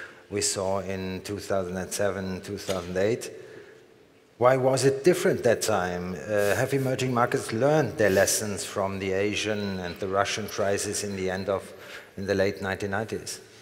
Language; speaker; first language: English; non-native, fluent; German